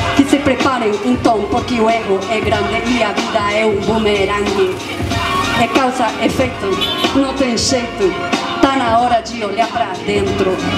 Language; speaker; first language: Portuguese; non-native, fluent; Spanish